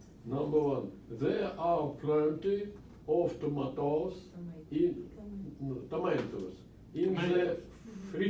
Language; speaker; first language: English; non-native, learner; Russian